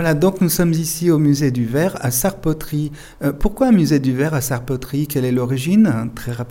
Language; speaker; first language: French; native; French